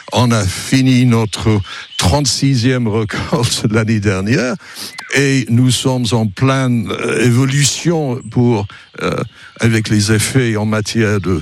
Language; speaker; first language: French; non-native, fluent; English